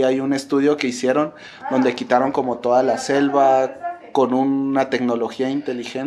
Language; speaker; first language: Spanish; native; Spanish